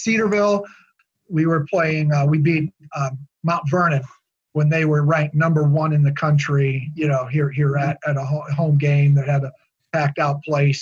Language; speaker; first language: English; native; English